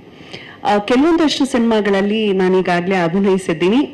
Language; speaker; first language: Kannada; native; Kannada